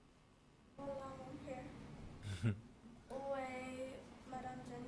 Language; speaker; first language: French; non-native, learner; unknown